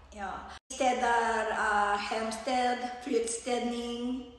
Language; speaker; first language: Swedish; non-native, learner; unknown